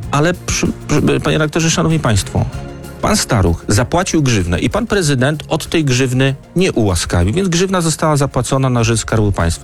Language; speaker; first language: Polish; native; Polish